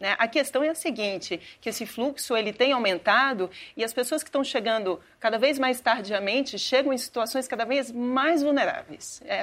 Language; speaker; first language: Portuguese; native; Portuguese